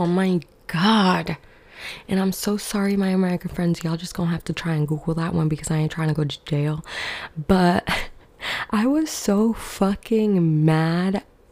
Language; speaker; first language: English; early bilingual, other home language; Spanish